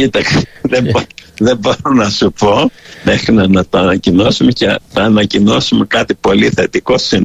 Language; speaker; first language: Greek; early bilingual, heritage; Greek